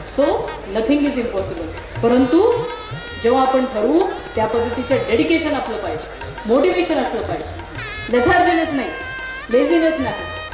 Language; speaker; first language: Marathi; non-native, fluent; Kannada